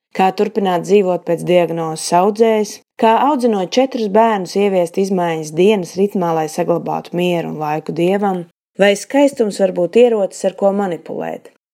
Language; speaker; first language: Latvian; native; Latvian